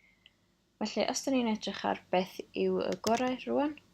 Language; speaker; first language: Welsh; non-native, local second language; English